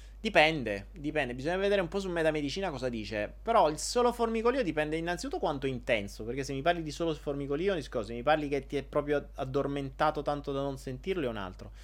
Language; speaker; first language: Italian; native; Italian